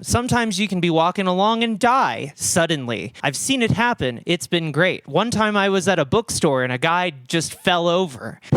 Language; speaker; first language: English; native; English